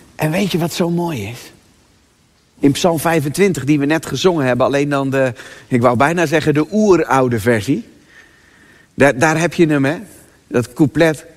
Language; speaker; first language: Dutch; native; Dutch